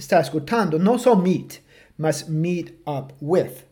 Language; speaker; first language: Portuguese; non-native, fluent; English